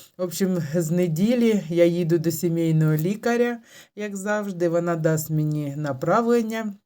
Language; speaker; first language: Ukrainian; native; Ukrainian